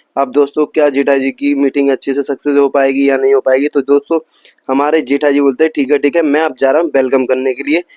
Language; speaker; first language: Hindi; native; Hindi